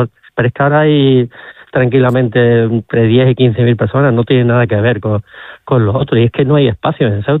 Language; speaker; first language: Spanish; native; Spanish